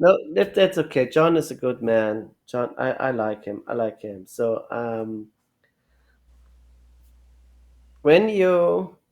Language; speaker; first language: English; non-native, learner; German